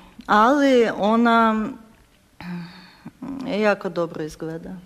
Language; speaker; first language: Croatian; non-native, learner; Ukrainian